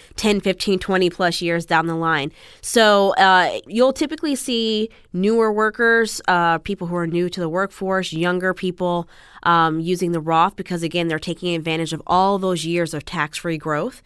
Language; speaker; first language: English; native; English